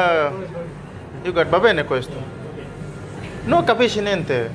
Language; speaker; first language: Italian; non-native, learner; Bangla